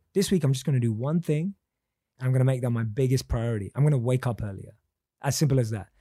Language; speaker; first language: English; native; English